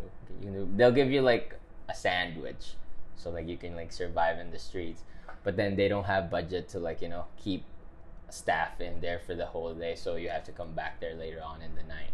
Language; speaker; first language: English; non-native, local second language; Filipino